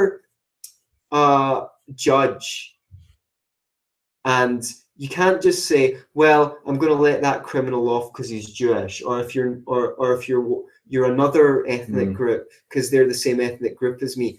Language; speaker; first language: English; native; English